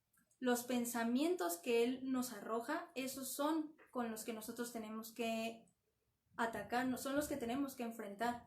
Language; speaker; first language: Spanish; native; Spanish